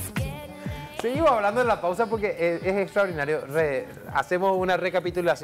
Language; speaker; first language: Spanish; native; Spanish